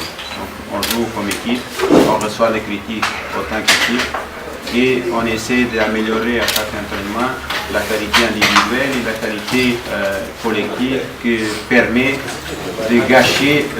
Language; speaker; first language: French; non-native, fluent; Portuguese